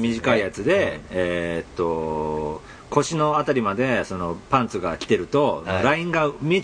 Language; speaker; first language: Japanese; native; Japanese